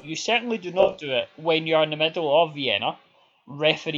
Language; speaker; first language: English; native; English